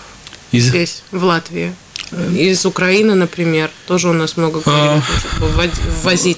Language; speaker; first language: Russian; native; Russian